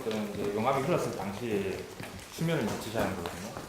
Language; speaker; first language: Korean; native; Korean